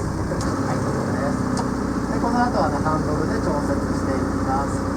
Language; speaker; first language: Japanese; native; Japanese